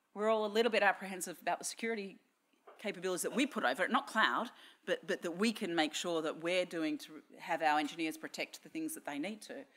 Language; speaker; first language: English; native; English